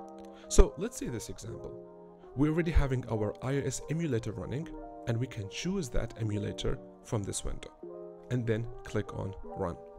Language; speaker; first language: English; non-native, fluent; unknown